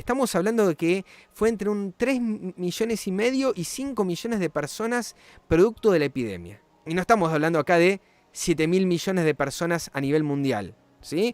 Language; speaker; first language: Spanish; native; Spanish